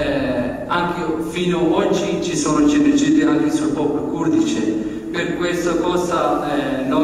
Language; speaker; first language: Italian; non-native, learner; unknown